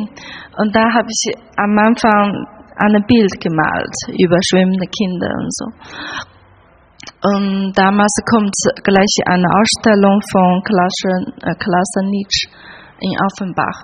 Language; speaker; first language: German; non-native, learner; Chinese